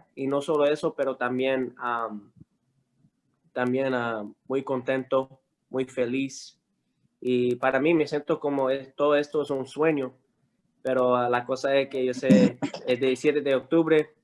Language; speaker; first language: Spanish; early bilingual, heritage; Spanish